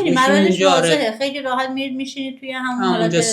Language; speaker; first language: Persian; native; Persian